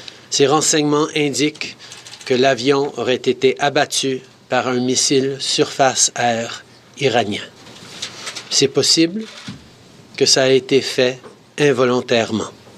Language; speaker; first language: French; native; French